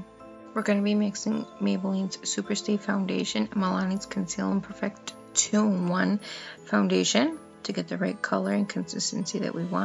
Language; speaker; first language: English; native; English